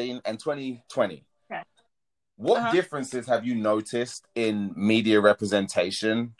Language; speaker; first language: English; native; English